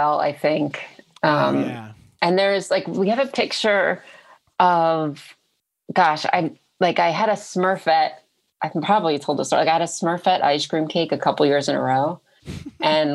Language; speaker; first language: English; native; English